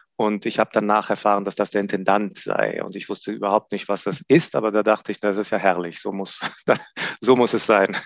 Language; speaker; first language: German; non-native, fluent; Hebrew